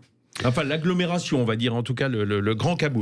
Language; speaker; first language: French; native; French